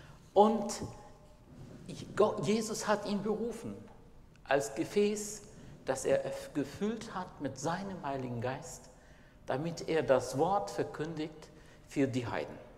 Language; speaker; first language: German; non-native, fluent; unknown